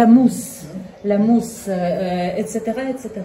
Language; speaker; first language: French; non-native, learner; Russian